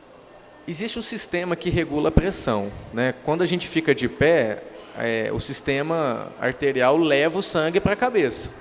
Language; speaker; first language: Portuguese; native; Portuguese